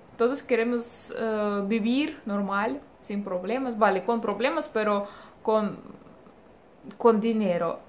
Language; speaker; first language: Spanish; non-native, fluent; Russian